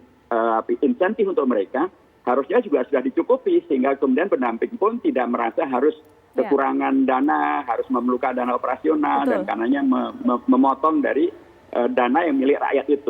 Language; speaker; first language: Indonesian; native; Indonesian